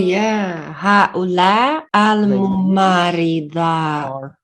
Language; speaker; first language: Arabic; non-native, learner; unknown